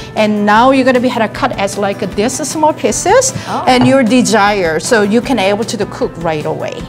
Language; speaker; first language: English; non-native, learner; Korean